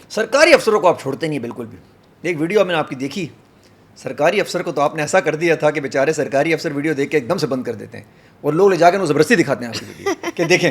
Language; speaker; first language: Urdu; native; Urdu